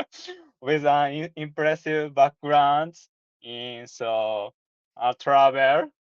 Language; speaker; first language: English; non-native, learner; Japanese